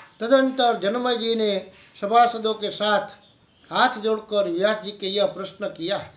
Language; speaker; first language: Hindi; non-native, local second language; Gujarati